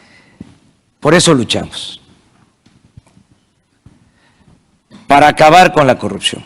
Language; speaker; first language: Spanish; native; Spanish